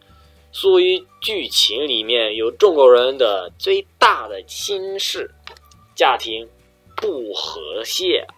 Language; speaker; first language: Chinese; non-native, learner; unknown